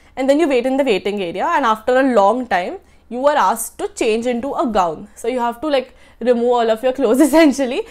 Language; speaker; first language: English; non-native, local second language; Marathi